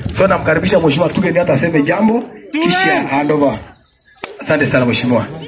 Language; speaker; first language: Swahili; non-native, local second language; Kalenjin